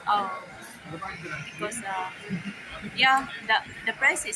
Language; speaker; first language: English; non-native, local second language; Filipino